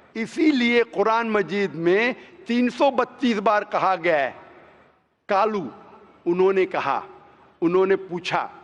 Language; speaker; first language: Hindi; non-native, local second language; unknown